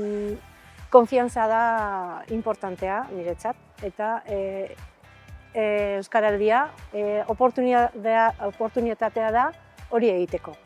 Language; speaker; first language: Basque; non-native, learner; Spanish